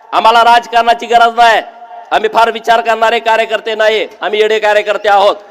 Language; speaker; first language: Marathi; native; Marathi